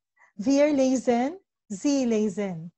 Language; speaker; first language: German; non-native, learner; Filipino